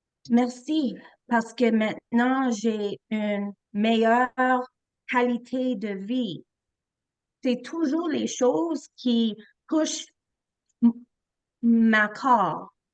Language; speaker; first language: French; non-native, local second language; English